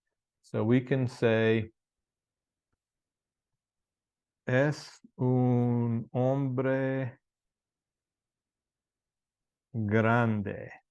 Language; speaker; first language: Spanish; non-native, fluent; English